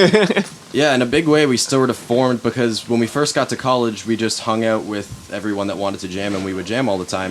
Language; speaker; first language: English; native; English